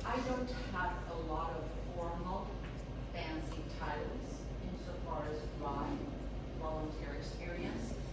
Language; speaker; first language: English; non-native, fluent; Swedish